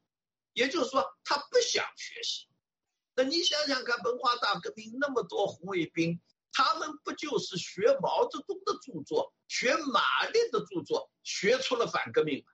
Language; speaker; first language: Chinese; native; Chinese